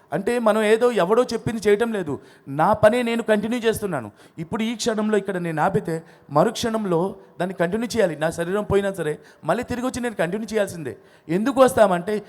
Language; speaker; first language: Telugu; non-native, local second language; Odia